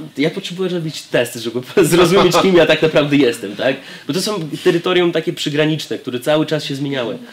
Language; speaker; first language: Polish; non-native, fluent; Russian